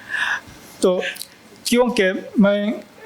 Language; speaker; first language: Hindi; non-native, fluent; Japanese